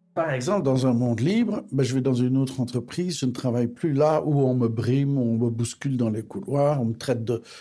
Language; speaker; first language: French; native; French